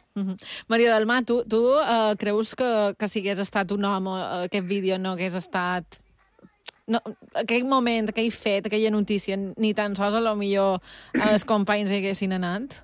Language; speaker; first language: Catalan; native; Catalan